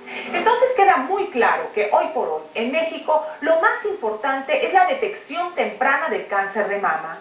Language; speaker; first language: Spanish; native; Spanish